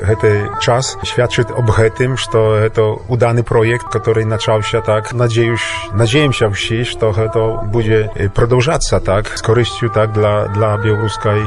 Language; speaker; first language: Polish; non-native, learner; Belarusian